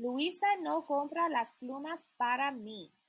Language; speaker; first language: Spanish; non-native, learner; English